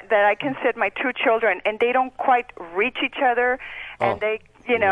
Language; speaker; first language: English; non-native, fluent; Spanish